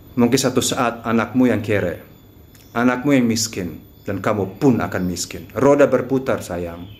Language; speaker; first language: Indonesian; non-native, fluent; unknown